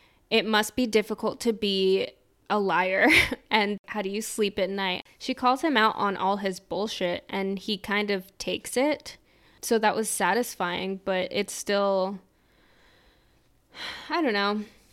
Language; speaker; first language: English; native; English